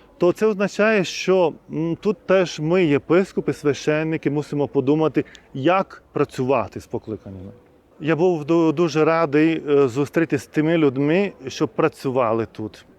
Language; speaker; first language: Ukrainian; non-native, fluent; Lithuanian